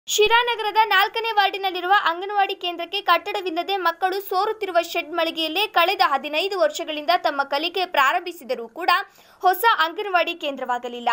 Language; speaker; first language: Kannada; native; Kannada